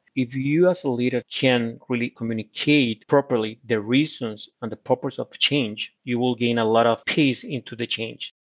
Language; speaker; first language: English; non-native, fluent; Spanish